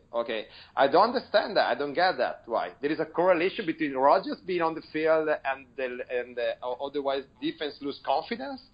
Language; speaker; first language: English; non-native, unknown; Italian